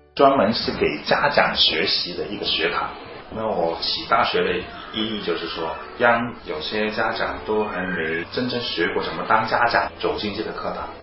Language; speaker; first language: Chinese; non-native, fluent; Cantonese